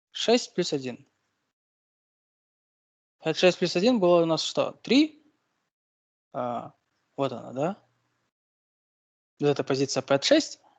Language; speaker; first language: Russian; native; Russian